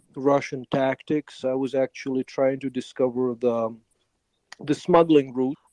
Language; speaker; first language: English; non-native, fluent; Ukrainian